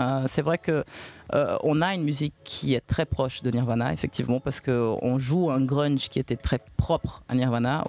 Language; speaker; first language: French; native; French